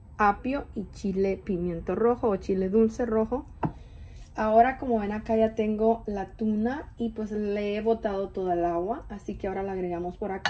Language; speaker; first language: Spanish; native; Spanish